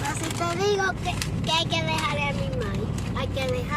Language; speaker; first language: Spanish; early bilingual, other home language; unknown